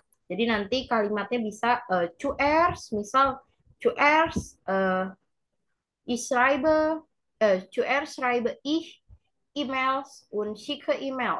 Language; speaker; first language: German; non-native, learner; Indonesian